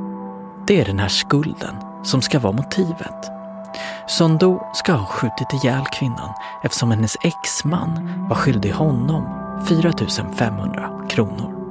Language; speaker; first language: Swedish; native; Swedish